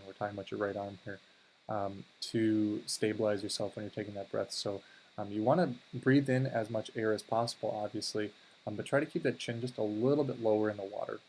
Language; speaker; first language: English; native; English